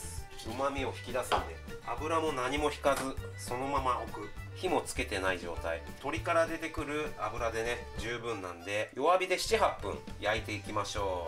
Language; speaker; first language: Japanese; native; Japanese